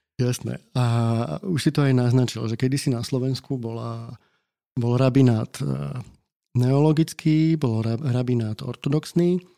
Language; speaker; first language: Slovak; native; Slovak